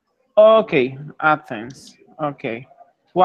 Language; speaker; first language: English; non-native, fluent; Spanish